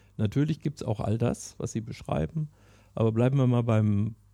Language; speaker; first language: German; non-native, fluent; English